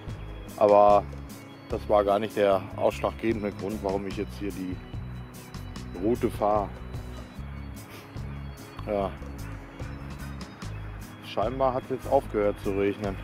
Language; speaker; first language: German; native; German